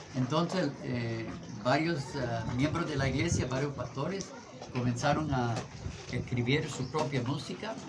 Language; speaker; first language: Spanish; non-native, fluent; English